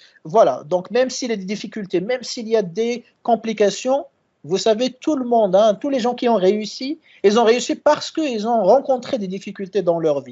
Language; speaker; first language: French; non-native, local second language; Arabic